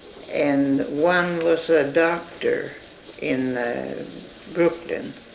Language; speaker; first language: English; non-native, fluent; Swedish